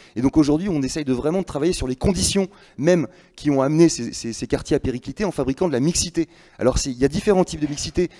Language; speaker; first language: French; native; French